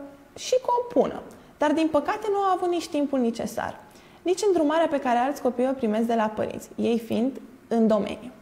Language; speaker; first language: Romanian; native; Romanian